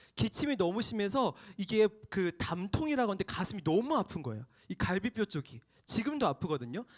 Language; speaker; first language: Korean; native; Korean